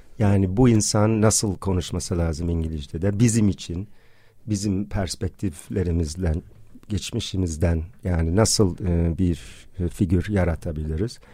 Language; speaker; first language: Turkish; non-native, fluent; English